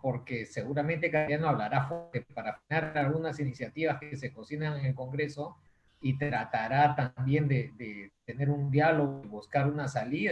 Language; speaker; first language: Spanish; native; Spanish